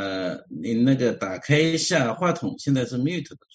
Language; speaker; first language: Chinese; native; Chinese